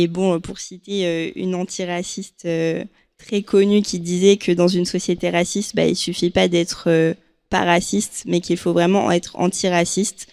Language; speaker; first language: French; native; French